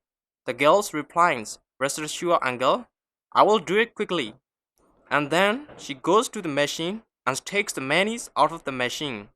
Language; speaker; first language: English; non-native, fluent; Burmese